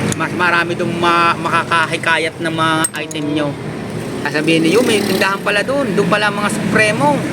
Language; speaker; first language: Filipino; native; Filipino